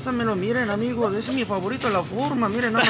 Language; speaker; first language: Spanish; non-native, fluent; Korean